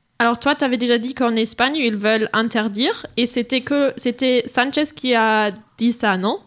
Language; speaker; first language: French; non-native, fluent; German